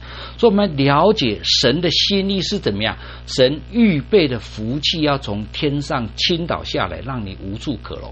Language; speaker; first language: Chinese; native; Chinese